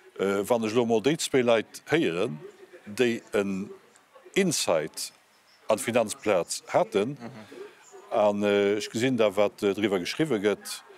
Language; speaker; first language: Luxembourgish; native; Luxembourgish